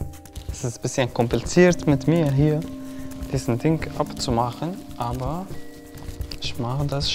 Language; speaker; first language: German; non-native, fluent; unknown